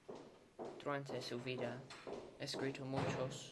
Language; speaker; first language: Spanish; non-native, learner; English